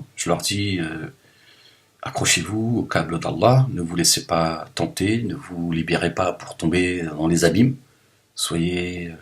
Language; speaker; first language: French; native; French